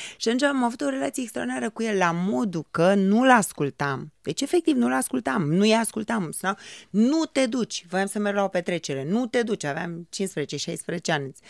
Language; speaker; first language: Romanian; native; Romanian